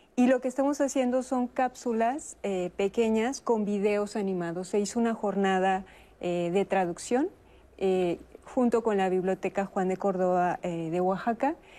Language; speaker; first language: Spanish; native; Spanish